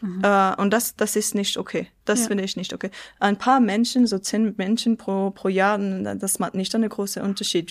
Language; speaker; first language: German; non-native, local second language; French